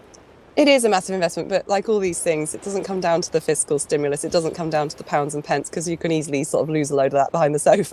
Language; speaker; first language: English; native; English